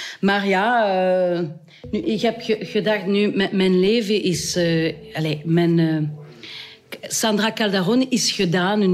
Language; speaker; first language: Dutch; non-native, local second language; French